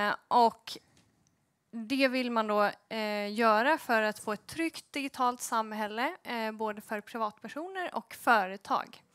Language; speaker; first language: Swedish; native; Swedish